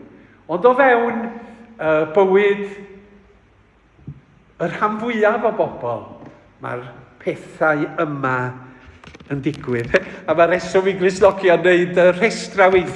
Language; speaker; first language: Welsh; native; Welsh